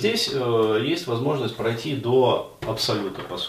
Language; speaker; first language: Russian; native; Russian